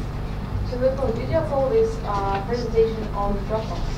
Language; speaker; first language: English; non-native, fluent; Russian